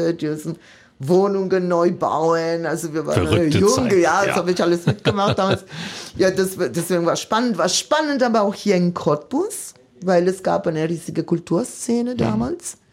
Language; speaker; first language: German; non-native, fluent; Italian